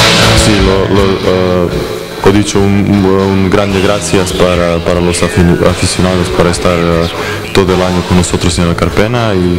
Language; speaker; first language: Spanish; non-native, fluent; Serbian